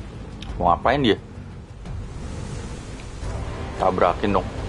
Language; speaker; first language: Indonesian; native; Indonesian